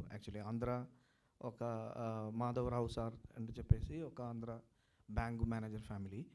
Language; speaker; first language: Telugu; non-native, learner; Malayalam